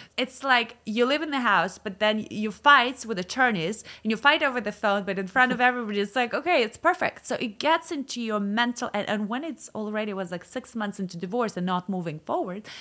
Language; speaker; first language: English; non-native, fluent; Russian